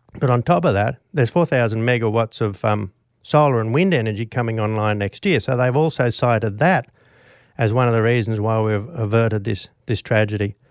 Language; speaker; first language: English; native; English